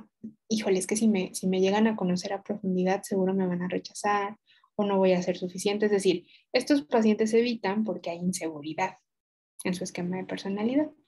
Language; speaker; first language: Spanish; native; Spanish